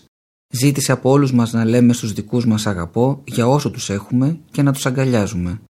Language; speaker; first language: Greek; native; Greek